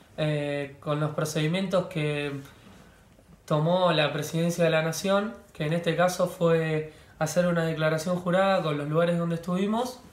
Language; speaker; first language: Spanish; native; Spanish